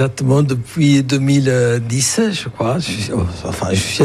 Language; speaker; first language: French; non-native, fluent; Italian